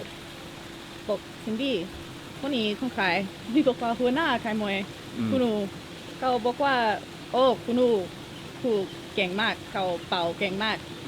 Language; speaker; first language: Thai; non-native, learner; English